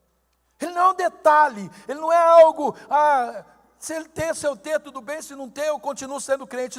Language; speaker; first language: Portuguese; native; Portuguese